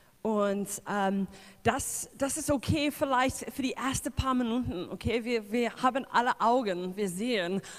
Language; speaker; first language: German; non-native, fluent; English